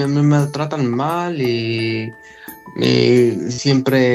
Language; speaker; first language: Spanish; non-native, learner; Arabic